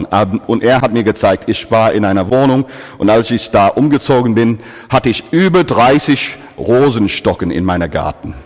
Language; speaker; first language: German; non-native, fluent; English